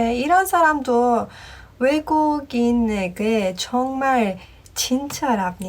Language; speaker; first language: Korean; non-native, learner; Persian